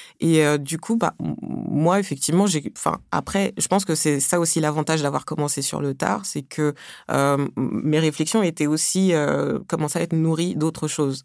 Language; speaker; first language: French; early bilingual, other home language; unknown